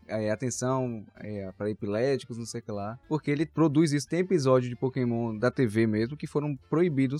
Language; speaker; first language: Portuguese; native; Portuguese